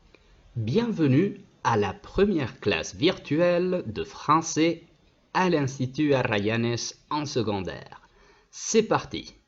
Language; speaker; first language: French; non-native, fluent; Spanish